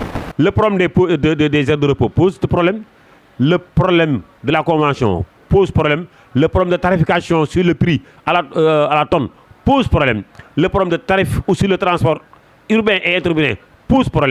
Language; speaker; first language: French; non-native, local second language; Wolof